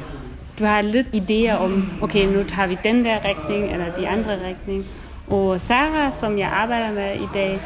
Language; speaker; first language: Danish; non-native, learner; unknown